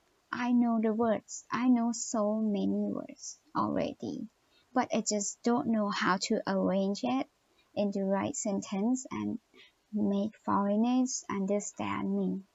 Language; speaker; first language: English; non-native, learner; Thai